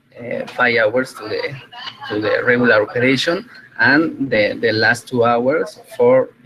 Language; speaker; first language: English; non-native, fluent; Spanish